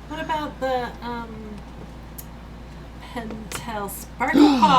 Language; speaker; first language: English; native; English